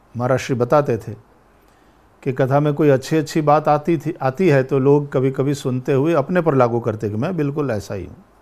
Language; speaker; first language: Hindi; non-native, local second language; Gujarati